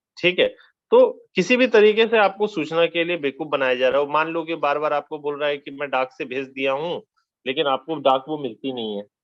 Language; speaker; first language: Hindi; native; Hindi